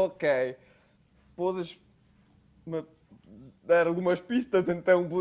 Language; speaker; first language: Portuguese; non-native, fluent; Italian